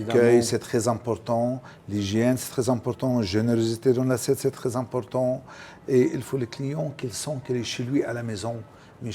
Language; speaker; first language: French; non-native, local second language; Arabic